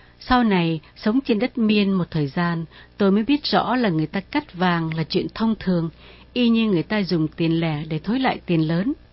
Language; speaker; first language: Vietnamese; native; Vietnamese